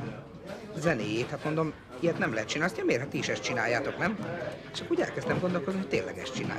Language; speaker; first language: Hungarian; native; Hungarian